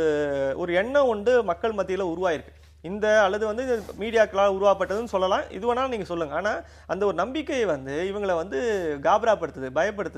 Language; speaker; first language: Tamil; native; Tamil